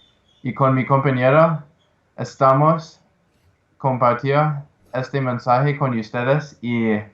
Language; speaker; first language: Spanish; non-native, learner; English